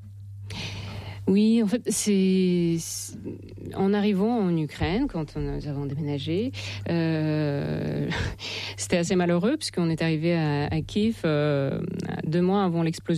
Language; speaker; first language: French; non-native, fluent; Russian